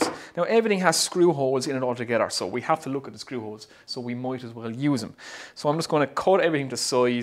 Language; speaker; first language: English; native; English